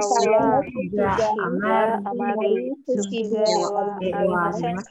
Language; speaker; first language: Japanese; non-native, learner; Indonesian